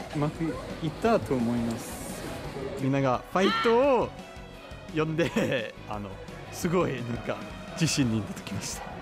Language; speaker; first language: Japanese; non-native, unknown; English